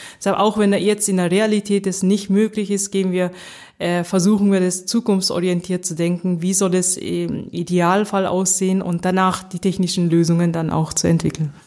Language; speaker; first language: German; early bilingual, heritage; German